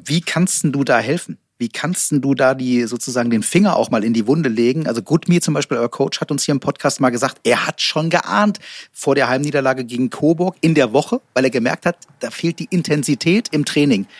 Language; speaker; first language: German; native; German